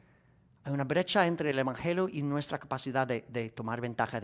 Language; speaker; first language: Spanish; non-native, fluent; English